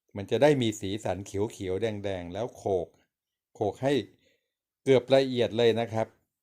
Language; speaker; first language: Thai; native; Thai